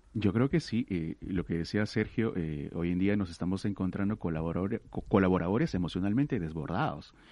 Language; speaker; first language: Spanish; native; Spanish